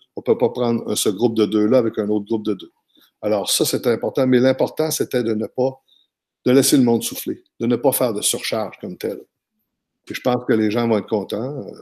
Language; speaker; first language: French; native; French